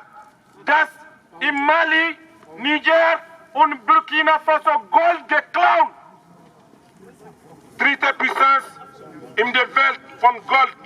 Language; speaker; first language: German; non-native, learner; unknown